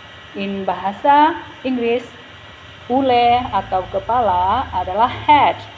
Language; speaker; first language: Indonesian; non-native, local second language; Achinese